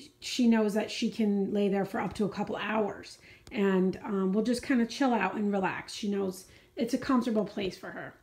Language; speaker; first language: English; native; English